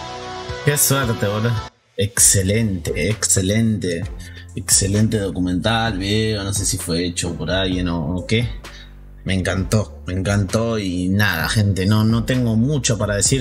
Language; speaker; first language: Spanish; native; Spanish